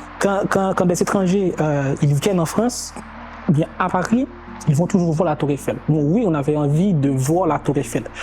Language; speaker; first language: French; non-native, local second language; Haitian Creole